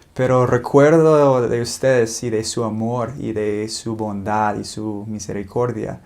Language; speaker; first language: Spanish; non-native, fluent; English